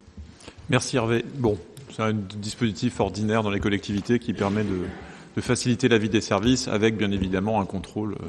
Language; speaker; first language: French; native; French